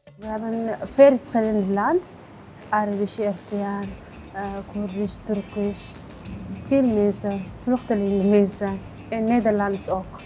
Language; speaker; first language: Dutch; non-native, learner; Tigrinya